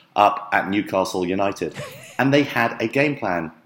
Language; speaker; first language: English; native; English